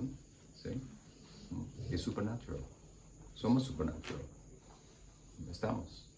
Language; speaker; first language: Spanish; non-native, learner; English